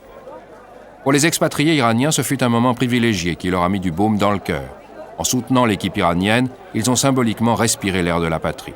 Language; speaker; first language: French; native; French